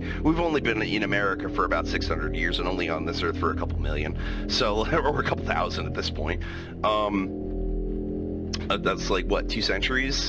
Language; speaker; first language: English; native; English